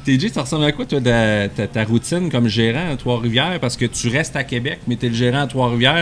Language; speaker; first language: French; native; French